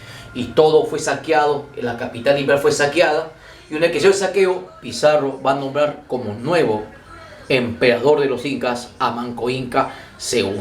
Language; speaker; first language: Spanish; native; Spanish